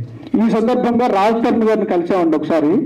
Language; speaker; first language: Telugu; native; Telugu